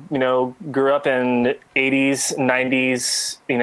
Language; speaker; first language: English; native; English